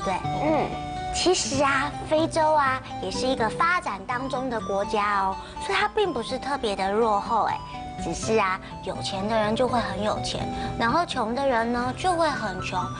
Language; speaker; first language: Chinese; native; Chinese